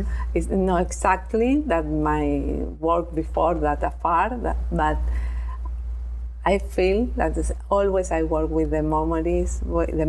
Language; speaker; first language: English; non-native, learner; Spanish